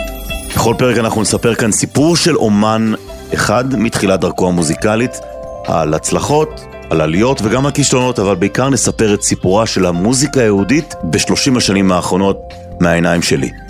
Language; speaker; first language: Hebrew; native; Hebrew